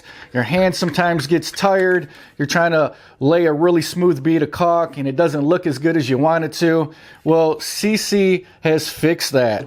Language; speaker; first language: English; native; English